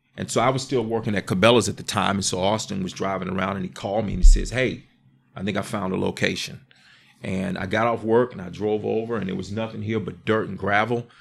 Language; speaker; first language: English; native; English